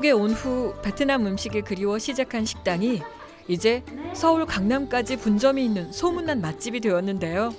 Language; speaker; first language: Korean; native; Korean